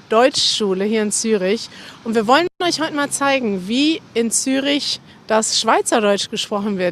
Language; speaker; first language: German; native; German